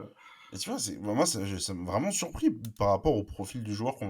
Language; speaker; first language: French; native; French